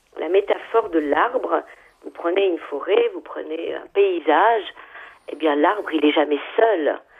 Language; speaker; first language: French; non-native, local second language; Arabic